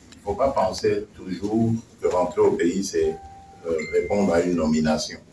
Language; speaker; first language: French; non-native, local second language; Luba-Lulua